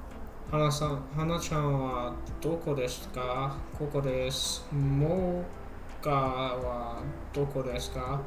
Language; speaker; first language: Japanese; non-native, learner; English